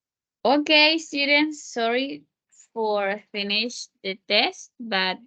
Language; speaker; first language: English; non-native, fluent; Spanish